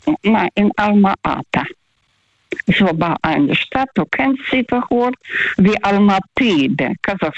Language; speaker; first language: German; early bilingual, other home language; Russian